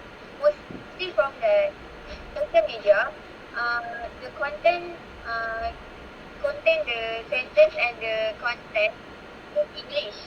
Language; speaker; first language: English; non-native, local second language; Malay